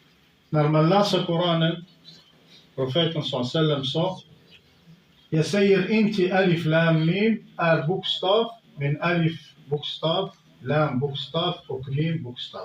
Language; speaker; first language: Swedish; non-native, fluent; Arabic